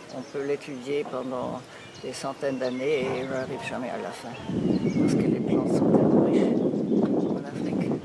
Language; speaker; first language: French; non-native, fluent; German